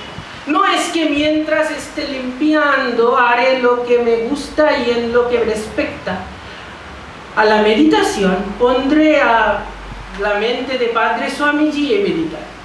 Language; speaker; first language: Spanish; non-native, fluent; Bangla